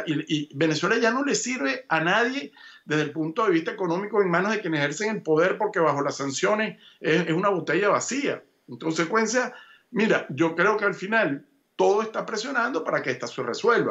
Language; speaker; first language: Spanish; native; Spanish